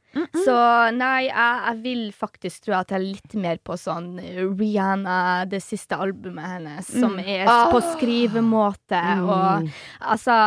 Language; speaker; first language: Norwegian; non-native, fluent; Polish